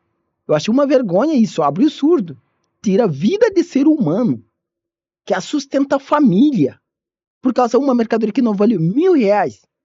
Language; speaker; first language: Portuguese; non-native, learner; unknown